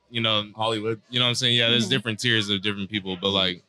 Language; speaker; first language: English; native; English